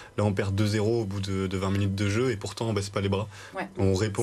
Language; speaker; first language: French; native; French